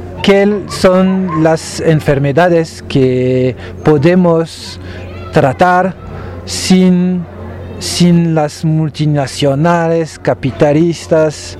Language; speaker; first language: Spanish; non-native, learner; French